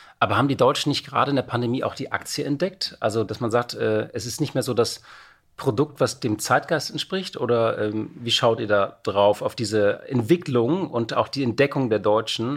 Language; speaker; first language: German; native; German